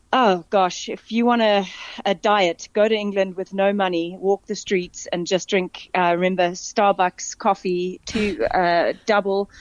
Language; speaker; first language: English; native; English